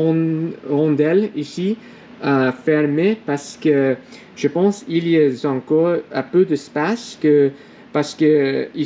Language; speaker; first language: French; non-native, learner; English